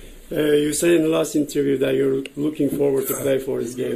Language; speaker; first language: English; non-native, fluent; Turkish